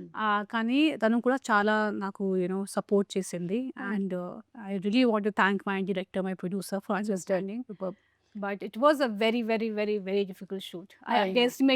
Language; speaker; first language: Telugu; non-native, local second language; Hindi